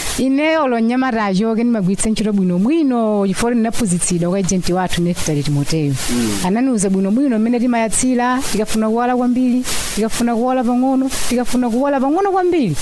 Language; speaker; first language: Nyanja; native; Nyanja